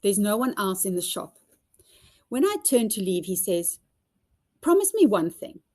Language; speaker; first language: English; non-native, local second language; Afrikaans